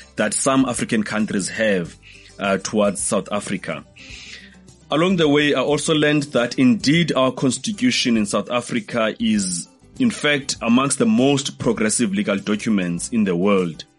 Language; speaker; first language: English; non-native, local second language; Xhosa